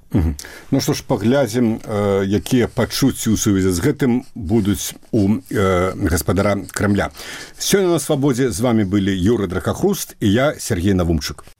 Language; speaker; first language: Belarusian; native; Belarusian